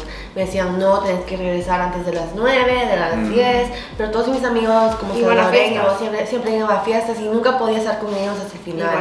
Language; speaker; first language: Spanish; early bilingual, heritage; Korean